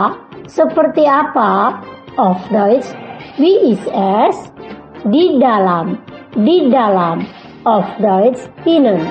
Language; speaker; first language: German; non-native, fluent; Indonesian